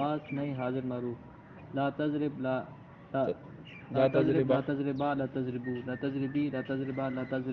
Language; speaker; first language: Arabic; non-native, learner; Urdu